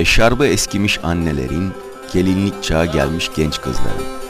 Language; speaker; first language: Turkish; native; Turkish